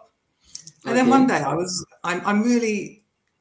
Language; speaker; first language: English; native; English